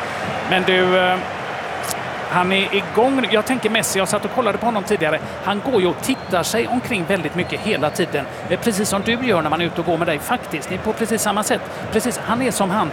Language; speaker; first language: Swedish; native; Swedish